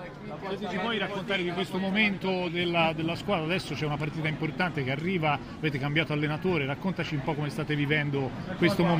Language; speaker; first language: Italian; native; Italian